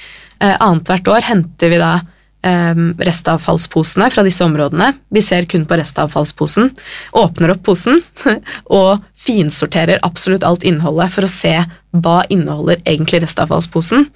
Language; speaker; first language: Norwegian; native; Norwegian